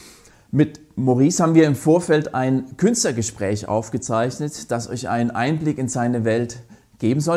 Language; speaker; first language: German; native; German